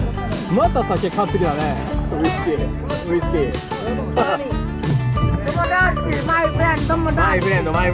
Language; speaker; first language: Japanese; native; Japanese